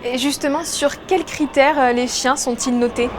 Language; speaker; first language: French; native; French